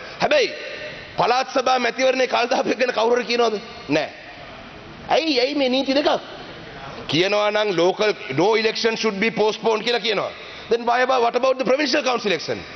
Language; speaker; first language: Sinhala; non-native, local second language; Tamil